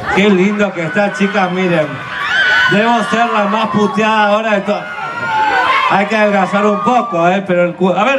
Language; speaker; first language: Spanish; native; Spanish